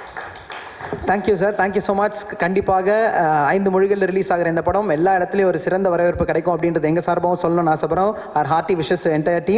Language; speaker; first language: Tamil; native; Tamil